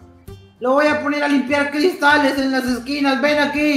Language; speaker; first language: Spanish; native; Spanish